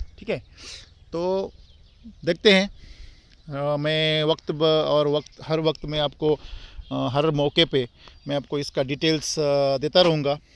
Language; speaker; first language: Hindi; non-native, local second language; Marathi